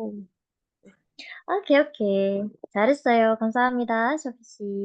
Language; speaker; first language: Korean; non-native, fluent; Indonesian